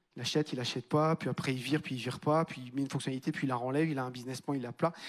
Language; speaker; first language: French; native; French